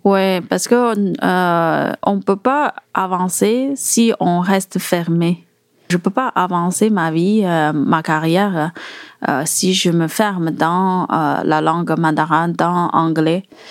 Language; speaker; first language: French; non-native, fluent; Chinese